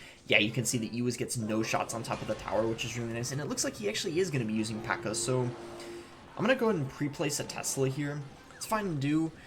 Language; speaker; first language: English; native; English